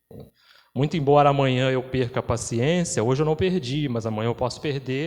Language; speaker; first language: Portuguese; native; Portuguese